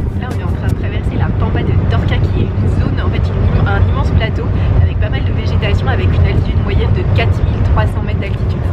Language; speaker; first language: French; native; French